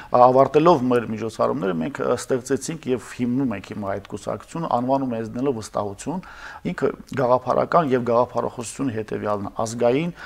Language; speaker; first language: Armenian; native; Armenian